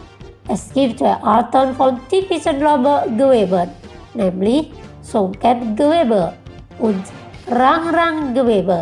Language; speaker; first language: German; non-native, learner; Indonesian